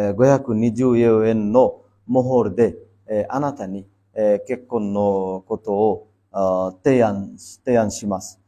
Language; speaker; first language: Japanese; non-native, fluent; Bangla